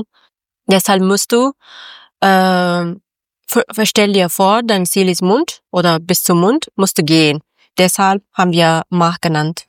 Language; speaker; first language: German; non-native, learner; Persian